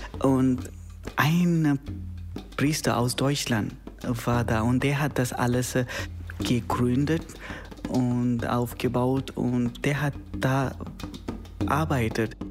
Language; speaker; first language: German; non-native, learner; Konkani